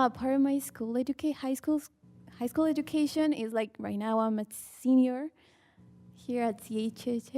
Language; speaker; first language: English; early bilingual, other home language; Spanish